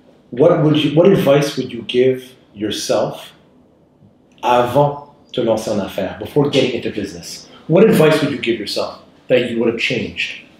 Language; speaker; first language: English; native; English